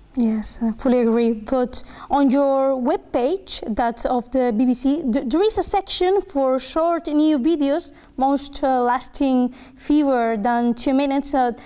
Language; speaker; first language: English; non-native, fluent; Spanish